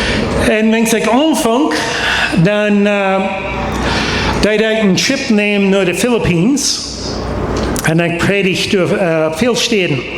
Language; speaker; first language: German; non-native, learner; Plautdietsch